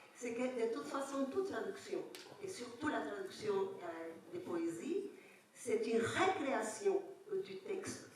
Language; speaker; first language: French; non-native, fluent; Spanish